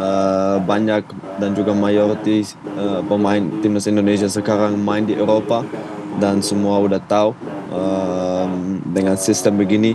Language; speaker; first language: Indonesian; non-native, fluent; Dutch